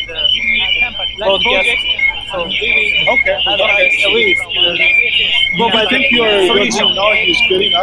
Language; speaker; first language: English; non-native, learner; Japanese